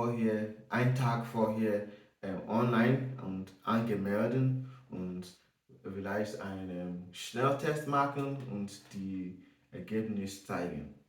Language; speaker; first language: German; non-native, learner; English